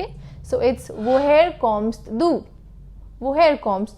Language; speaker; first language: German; non-native, fluent; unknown